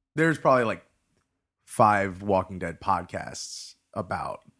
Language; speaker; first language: English; native; English